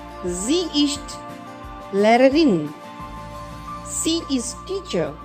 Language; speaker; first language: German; non-native, fluent; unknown